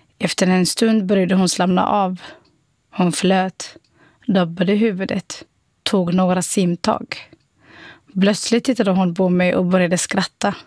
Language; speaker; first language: Swedish; non-native, fluent; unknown